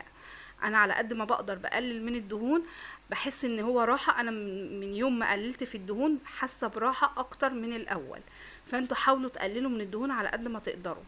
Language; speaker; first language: Arabic; native; Arabic